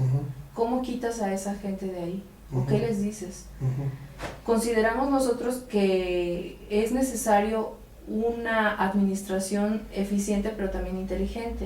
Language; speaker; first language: Spanish; native; Spanish